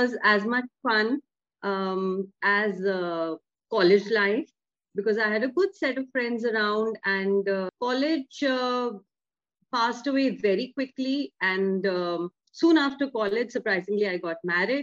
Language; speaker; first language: English; non-native, local second language; Hindi